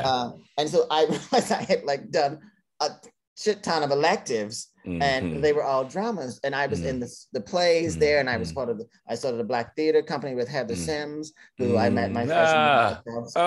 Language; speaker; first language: English; native; English